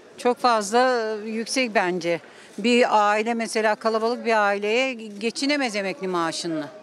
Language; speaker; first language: Turkish; native; Turkish